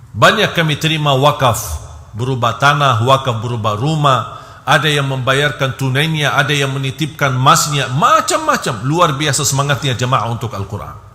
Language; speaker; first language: Indonesian; non-native, fluent; Arabic